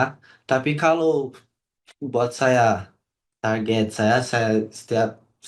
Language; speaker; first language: Indonesian; non-native, learner; Portuguese